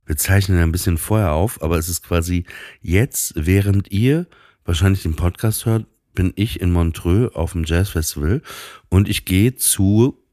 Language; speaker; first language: German; native; German